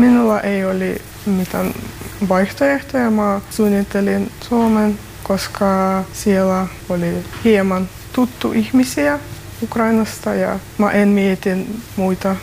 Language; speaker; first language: Finnish; non-native, learner; Ukrainian